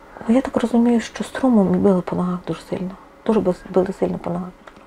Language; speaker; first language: Ukrainian; non-native, local second language; Russian